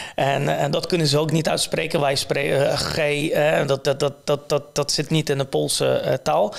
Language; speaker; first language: Dutch; non-native, fluent; Polish